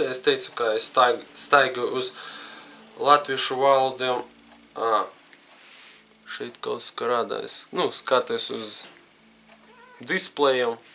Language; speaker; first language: Latvian; non-native, learner; Russian